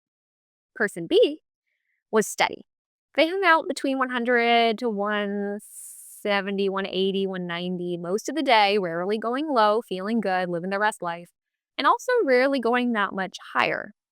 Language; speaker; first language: English; native; English